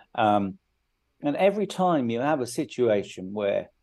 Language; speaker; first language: English; native; English